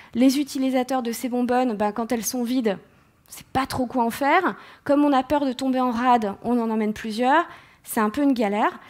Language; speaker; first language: French; native; French